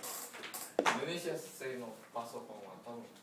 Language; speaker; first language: Japanese; non-native, learner; Indonesian